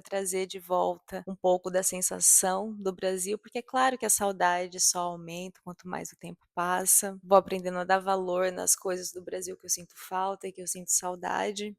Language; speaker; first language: Portuguese; native; Portuguese